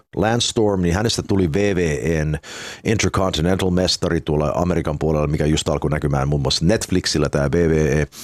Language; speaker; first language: Finnish; early bilingual, heritage; Finnish